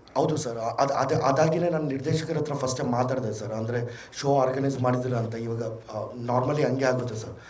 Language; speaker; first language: Kannada; native; Kannada